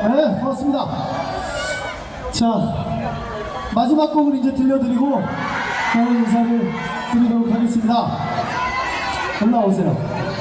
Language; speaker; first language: Korean; native; Korean